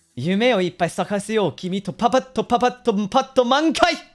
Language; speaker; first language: Japanese; early bilingual, other home language; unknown